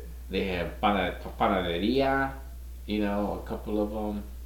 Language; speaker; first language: English; native; English